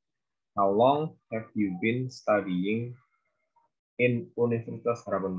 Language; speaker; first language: English; non-native, fluent; Indonesian